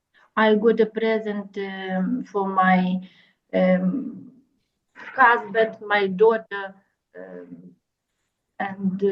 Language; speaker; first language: English; non-native, learner; Russian